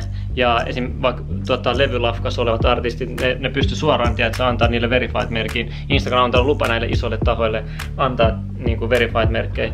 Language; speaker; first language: Finnish; native; Finnish